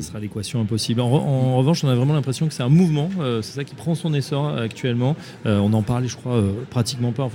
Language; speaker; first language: French; native; French